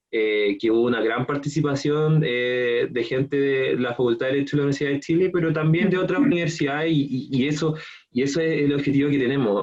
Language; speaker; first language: Spanish; native; Spanish